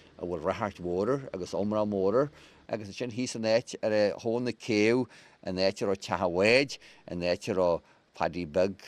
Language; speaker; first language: Irish; native; Irish